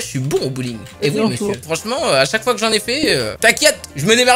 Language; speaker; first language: French; native; French